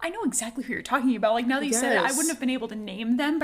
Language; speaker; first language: English; native; English